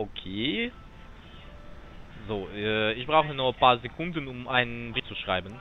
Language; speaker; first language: German; non-native, learner; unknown